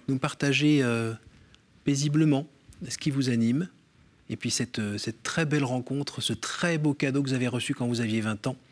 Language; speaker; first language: French; native; French